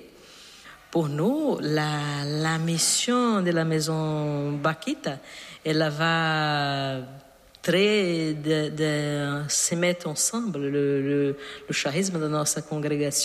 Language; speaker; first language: French; non-native, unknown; Portuguese